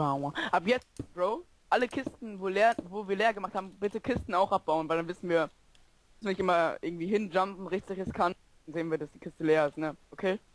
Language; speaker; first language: German; native; German